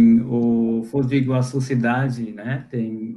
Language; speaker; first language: Portuguese; non-native, local second language; Hindi